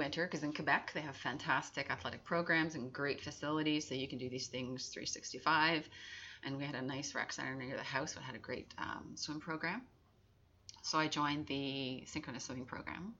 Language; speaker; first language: English; native; English